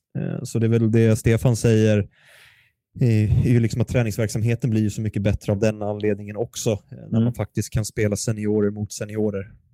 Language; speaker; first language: Swedish; native; Swedish